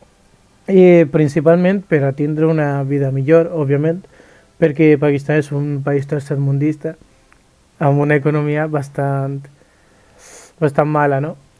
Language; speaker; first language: Catalan; early bilingual, other home language; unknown